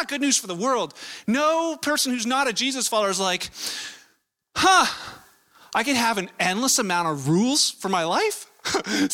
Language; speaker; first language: English; native; English